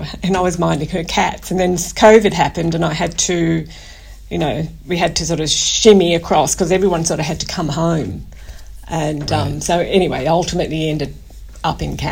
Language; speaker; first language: English; native; English